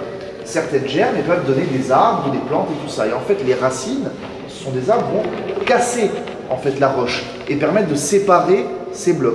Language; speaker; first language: French; native; French